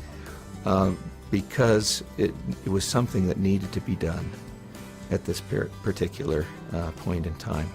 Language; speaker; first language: English; native; English